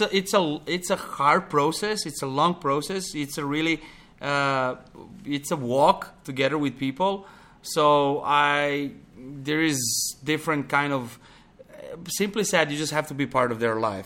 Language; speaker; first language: English; non-native, fluent; Serbian